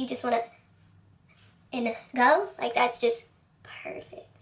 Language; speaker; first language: English; native; English